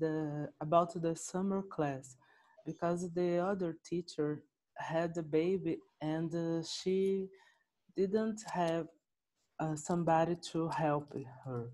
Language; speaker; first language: English; non-native, learner; Portuguese